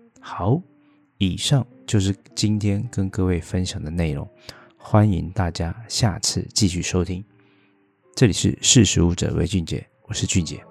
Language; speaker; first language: Chinese; native; Chinese